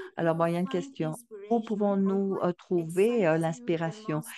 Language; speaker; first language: French; non-native, fluent; Portuguese